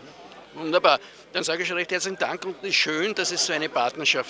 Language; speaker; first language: German; native; German